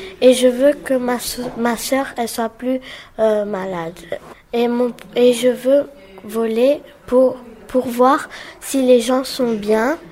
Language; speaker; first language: French; non-native, learner; Romanian